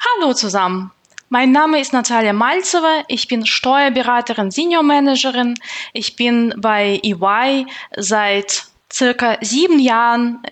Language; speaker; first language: German; non-native, fluent; Russian